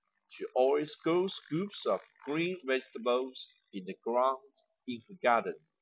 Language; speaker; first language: English; non-native, fluent; Chinese